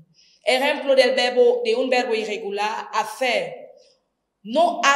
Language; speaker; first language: Spanish; non-native, fluent; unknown